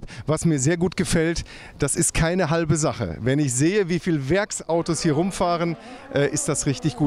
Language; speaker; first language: German; native; German